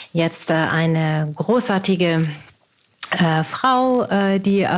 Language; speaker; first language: German; non-native, fluent; French